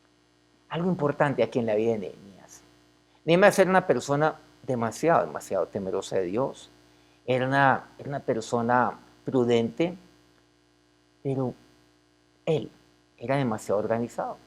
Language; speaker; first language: Spanish; native; Spanish